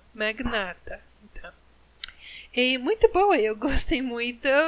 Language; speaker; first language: Portuguese; non-native, learner; English